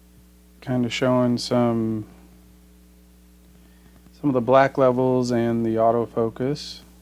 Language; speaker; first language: English; native; English